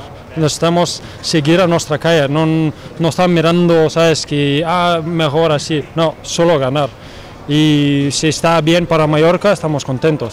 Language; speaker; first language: Spanish; non-native, learner; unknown